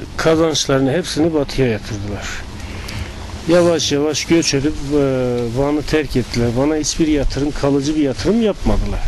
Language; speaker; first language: Turkish; non-native, local second language; Kurdish